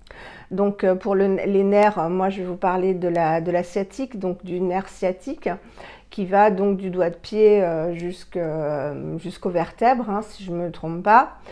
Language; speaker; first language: French; native; French